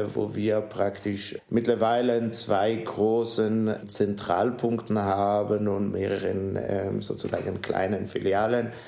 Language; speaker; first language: German; non-native, fluent; Hebrew